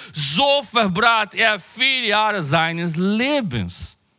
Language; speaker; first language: German; non-native, learner; Portuguese